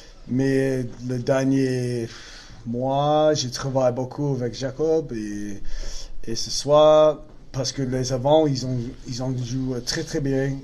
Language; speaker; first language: French; non-native, learner; English